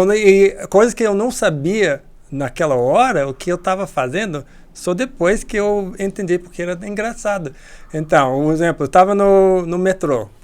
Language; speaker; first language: Portuguese; non-native, fluent; English